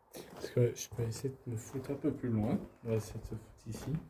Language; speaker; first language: French; native; French